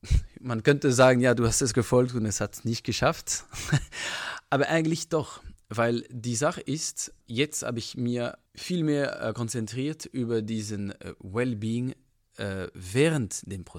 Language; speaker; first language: German; non-native, fluent; French